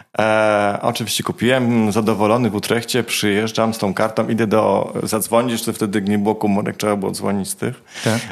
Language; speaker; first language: Polish; native; Polish